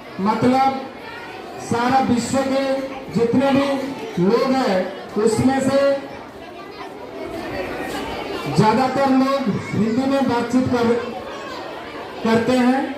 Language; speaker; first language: Hindi; non-native, local second language; Odia